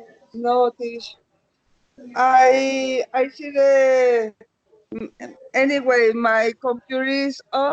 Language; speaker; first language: English; non-native, learner; Spanish